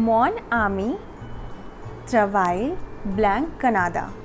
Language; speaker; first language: French; non-native, fluent; Hindi